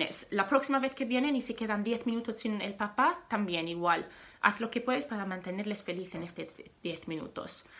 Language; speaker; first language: Spanish; non-native, fluent; English